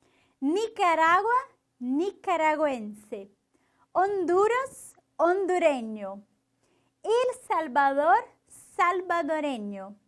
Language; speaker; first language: Spanish; non-native, fluent; Portuguese